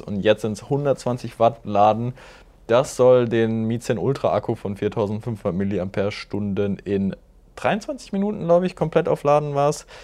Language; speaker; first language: German; native; German